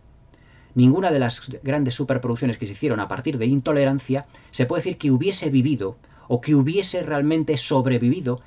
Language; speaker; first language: Spanish; native; Spanish